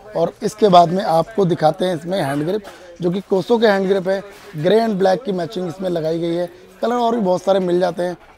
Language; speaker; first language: Hindi; native; Hindi